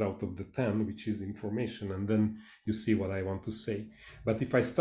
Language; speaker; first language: English; non-native, fluent; Hungarian